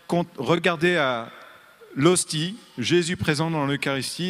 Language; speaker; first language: French; native; French